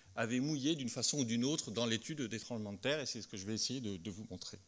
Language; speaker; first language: French; native; French